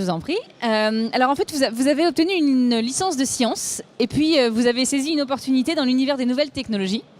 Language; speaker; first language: French; native; French